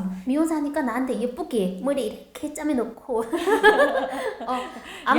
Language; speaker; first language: Korean; non-native, learner; Chinese